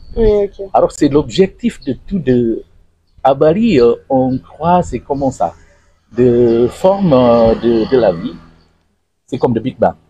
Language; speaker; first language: French; non-native, learner; Indonesian